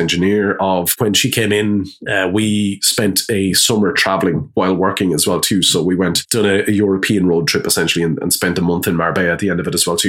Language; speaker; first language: English; native; English